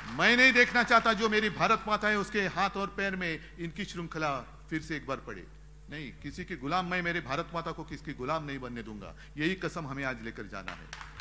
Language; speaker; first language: Hindi; non-native, local second language; Marathi